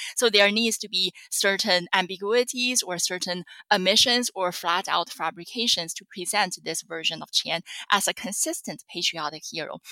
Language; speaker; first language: English; non-native, fluent; Chinese